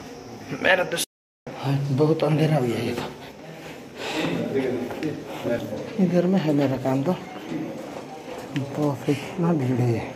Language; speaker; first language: Hindi; non-native, learner; Nepali